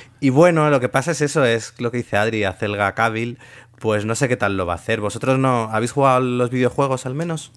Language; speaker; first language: Spanish; native; Spanish